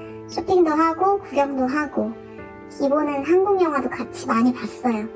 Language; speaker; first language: Korean; native; Korean